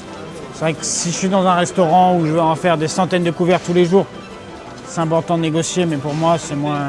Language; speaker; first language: French; native; French